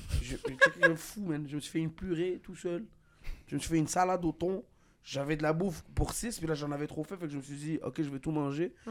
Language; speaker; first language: French; early bilingual, other home language; Arabic